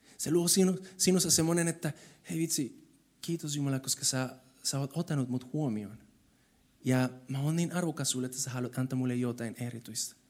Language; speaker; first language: Finnish; non-native, fluent; Spanish